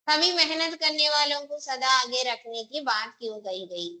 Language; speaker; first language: Hindi; non-native, local second language; Telugu